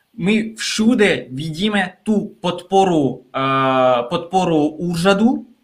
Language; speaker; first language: Czech; non-native, fluent; Russian